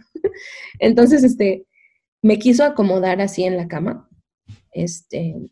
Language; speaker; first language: Spanish; native; Spanish